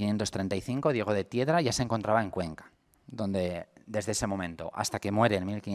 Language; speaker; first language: Spanish; native; Spanish